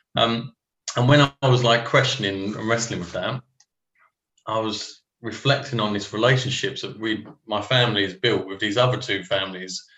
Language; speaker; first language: English; native; English